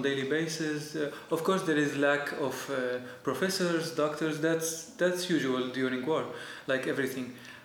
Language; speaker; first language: English; non-native, fluent; Arabic